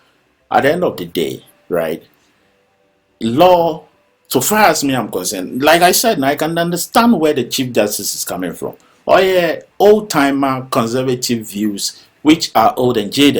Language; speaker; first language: English; non-native, local second language; Akan